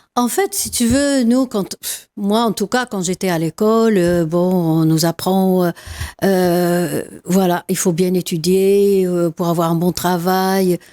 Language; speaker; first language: French; non-native, local second language; Arabic